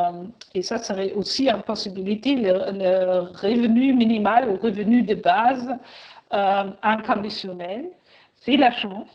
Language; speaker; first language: French; non-native, fluent; German